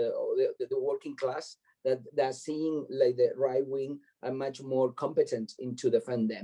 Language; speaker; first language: English; non-native, fluent; Spanish